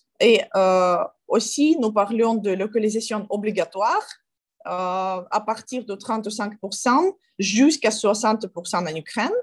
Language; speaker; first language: French; non-native, learner; Ukrainian